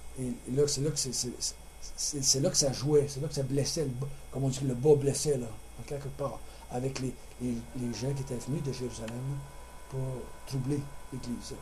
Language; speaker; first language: French; native; French